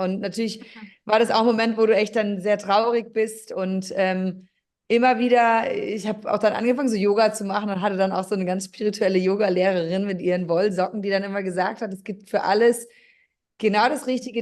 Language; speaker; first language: German; native; German